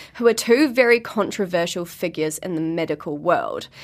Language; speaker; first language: English; native; English